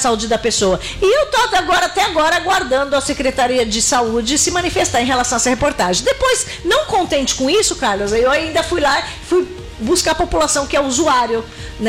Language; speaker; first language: Portuguese; native; Portuguese